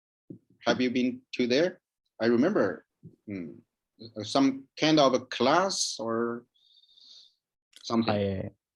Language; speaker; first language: English; non-native, learner; Chinese